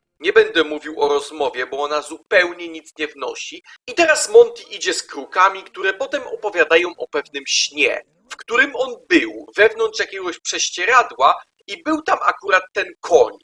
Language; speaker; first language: Polish; native; Polish